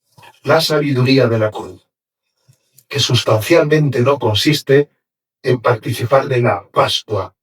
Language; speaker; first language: Spanish; native; Spanish